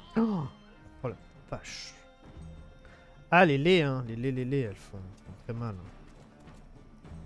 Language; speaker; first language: French; native; French